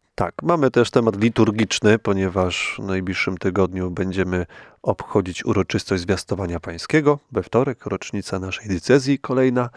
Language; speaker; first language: Polish; native; Polish